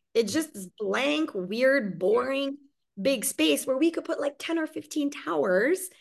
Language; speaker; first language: English; early bilingual, other home language; Hungarian